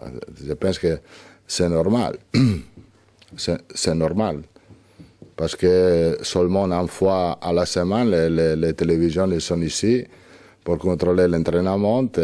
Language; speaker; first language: French; non-native, learner; Italian